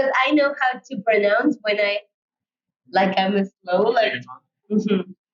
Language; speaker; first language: English; non-native, learner; Spanish